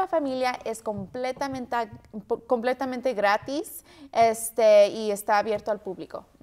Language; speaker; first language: Spanish; early bilingual, heritage; Spanish